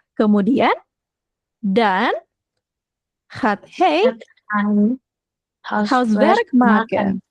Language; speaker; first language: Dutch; non-native, fluent; Indonesian